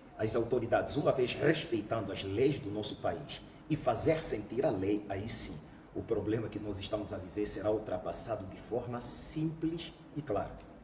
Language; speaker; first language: Portuguese; native; Portuguese